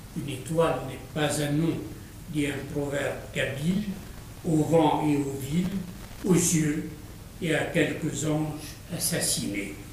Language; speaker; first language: French; non-native, local second language; Arabic